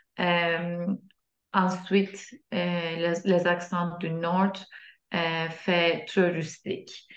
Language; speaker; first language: French; non-native, learner; Turkish